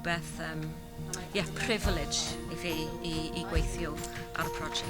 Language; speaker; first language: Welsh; non-native, learner; English